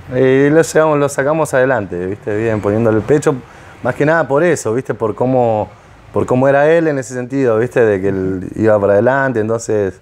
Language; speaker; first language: Spanish; native; Spanish